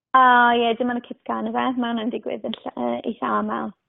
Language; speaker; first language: Welsh; native; Welsh